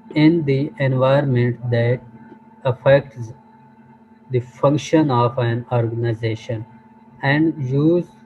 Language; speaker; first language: English; non-native, local second language; Urdu